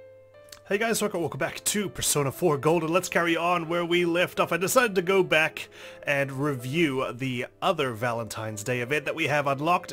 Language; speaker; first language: English; native; English